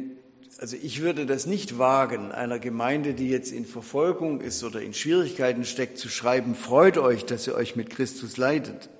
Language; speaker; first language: German; native; German